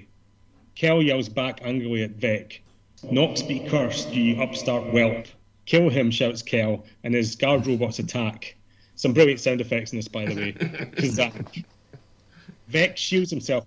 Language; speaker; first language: English; native; English